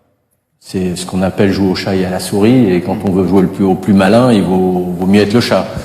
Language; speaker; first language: French; native; French